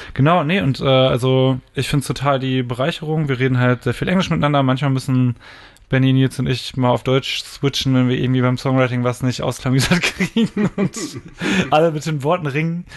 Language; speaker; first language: German; native; German